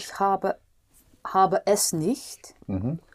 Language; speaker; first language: German; non-native, learner; English